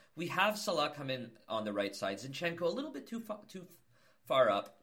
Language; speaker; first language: English; native; English